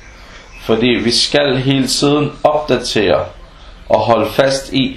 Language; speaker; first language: Danish; non-native, fluent; Arabic